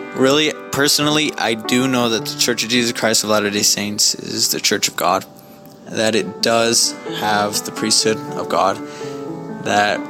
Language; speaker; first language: English; native; English